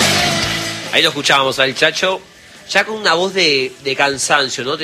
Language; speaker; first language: Spanish; native; Spanish